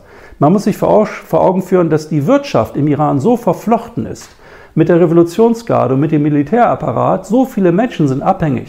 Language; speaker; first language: German; native; German